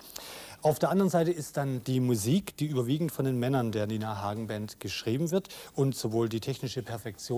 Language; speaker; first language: German; native; German